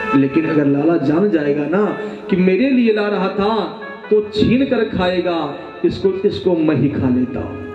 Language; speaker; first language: Hindi; native; Hindi